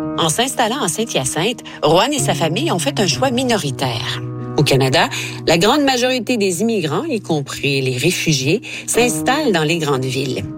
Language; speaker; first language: French; native; French